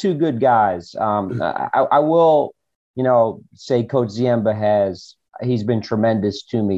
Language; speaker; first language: English; native; English